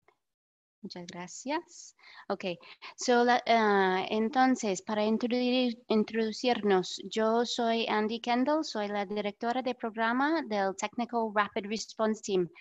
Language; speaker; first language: Spanish; non-native, fluent; English